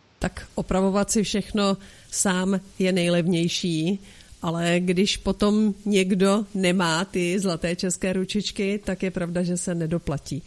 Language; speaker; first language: Czech; native; Czech